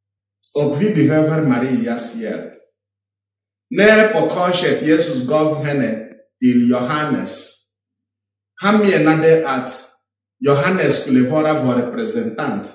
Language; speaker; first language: Swedish; non-native, fluent; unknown